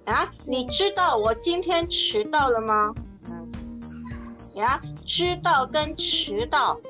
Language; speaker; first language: Chinese; non-native, fluent; Indonesian